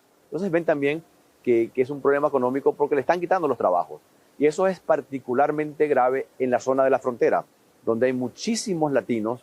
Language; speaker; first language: Spanish; native; Spanish